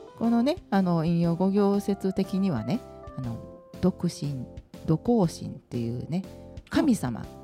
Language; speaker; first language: Japanese; native; Japanese